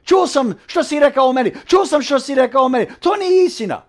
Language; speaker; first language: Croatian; early bilingual, heritage; English